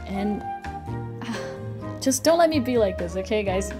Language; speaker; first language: English; non-native, fluent; Portuguese